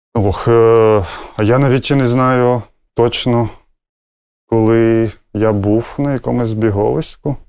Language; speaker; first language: Ukrainian; native; Ukrainian